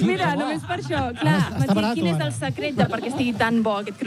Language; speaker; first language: Catalan; native; Catalan